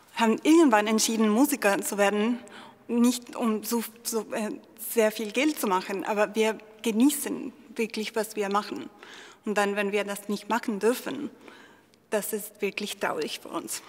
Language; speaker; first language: German; non-native, fluent; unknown